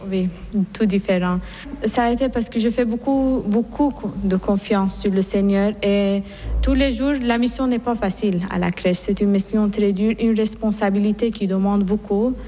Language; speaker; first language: French; non-native, fluent; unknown